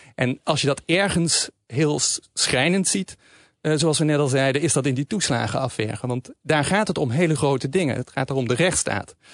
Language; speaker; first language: Dutch; native; Dutch